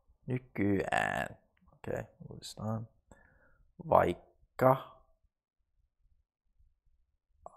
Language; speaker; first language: Finnish; non-native, learner; English